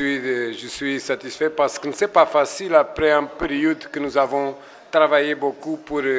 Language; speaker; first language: French; non-native, fluent; Portuguese